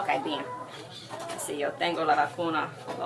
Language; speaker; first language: Spanish; non-native, learner; English